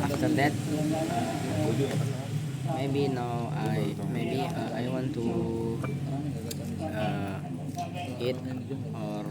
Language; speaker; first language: English; non-native, learner; Indonesian